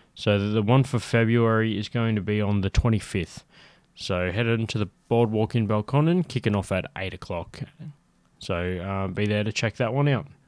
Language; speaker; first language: English; native; English